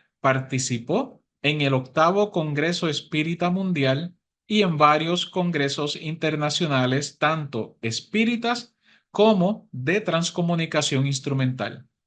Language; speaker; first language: Spanish; native; Spanish